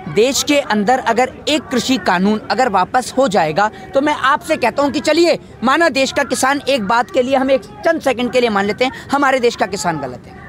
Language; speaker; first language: Hindi; native; Hindi